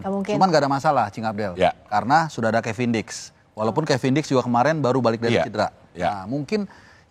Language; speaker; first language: Indonesian; native; Indonesian